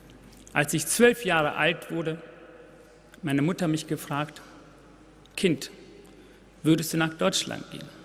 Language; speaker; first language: German; non-native, fluent; Tamil